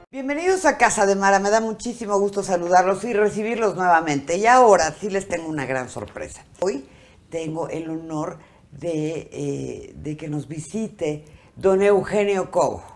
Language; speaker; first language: Spanish; native; Spanish